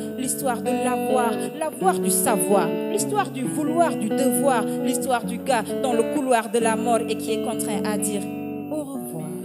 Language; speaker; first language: French; non-native, local second language; Wolof